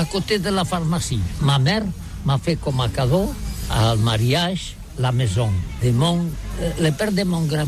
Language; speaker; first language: French; non-native, learner; Catalan